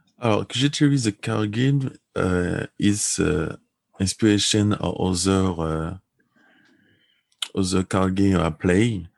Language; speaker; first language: English; non-native, learner; French